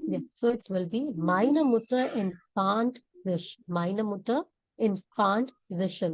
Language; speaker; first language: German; non-native, fluent; Malayalam